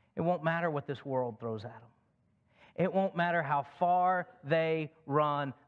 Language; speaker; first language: English; native; English